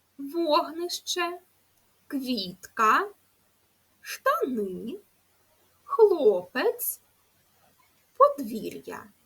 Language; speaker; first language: Ukrainian; native; Ukrainian